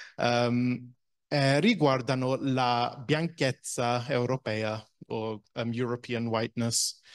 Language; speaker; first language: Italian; non-native, fluent; English